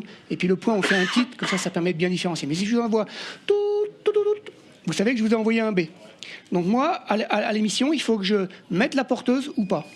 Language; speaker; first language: French; native; French